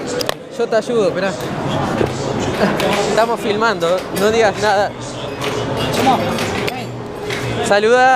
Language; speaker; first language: Spanish; native; Spanish